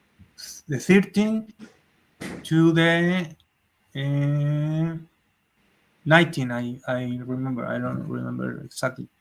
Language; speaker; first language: English; non-native, learner; Spanish